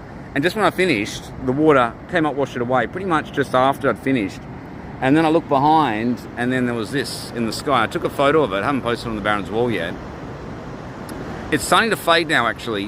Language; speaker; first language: English; native; English